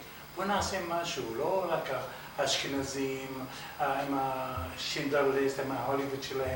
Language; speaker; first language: Hebrew; early bilingual, other home language; Arabic